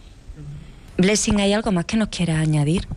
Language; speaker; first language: Spanish; native; Spanish